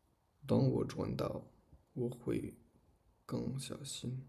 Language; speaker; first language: Chinese; non-native, learner; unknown